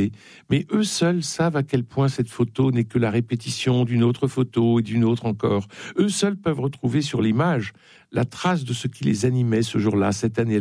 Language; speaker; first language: French; native; French